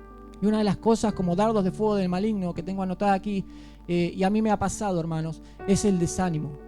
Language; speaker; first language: Spanish; native; Spanish